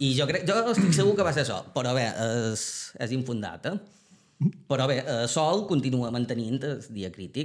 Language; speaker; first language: Catalan; native; Catalan